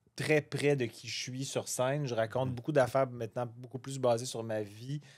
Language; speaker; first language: French; native; French